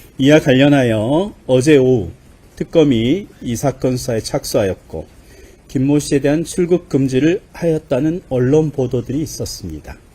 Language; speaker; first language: Korean; native; Korean